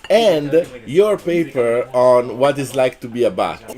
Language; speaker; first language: English; non-native, fluent; Italian